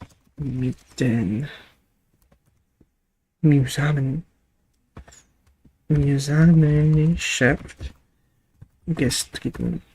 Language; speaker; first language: German; non-native, learner; Spanish